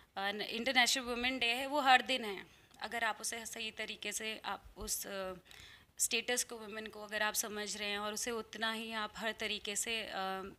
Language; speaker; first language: Hindi; native; Hindi